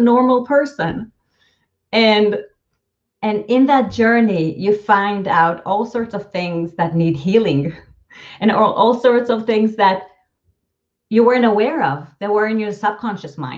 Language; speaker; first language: English; non-native, fluent; Hebrew